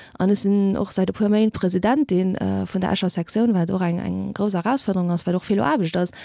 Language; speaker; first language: Luxembourgish; native; Luxembourgish